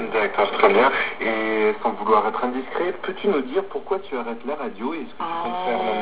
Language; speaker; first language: French; native; French